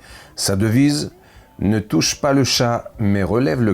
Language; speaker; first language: French; native; French